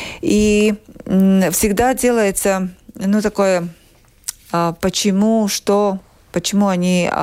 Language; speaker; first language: Russian; non-native, local second language; Latvian